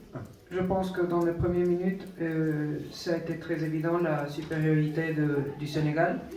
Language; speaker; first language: French; non-native, fluent; Spanish